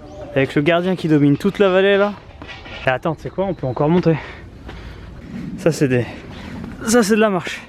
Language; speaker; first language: French; native; French